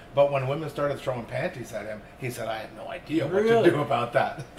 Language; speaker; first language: English; native; English